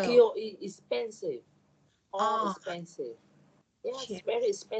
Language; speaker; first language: English; non-native, learner; Thai